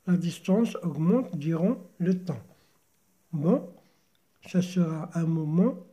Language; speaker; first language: French; non-native, local second language; Arabic